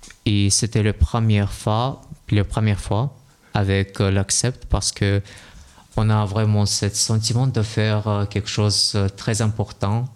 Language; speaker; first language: French; non-native, fluent; Russian